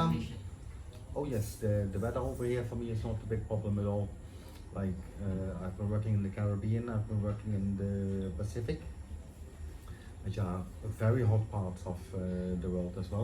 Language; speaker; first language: English; non-native, fluent; Dutch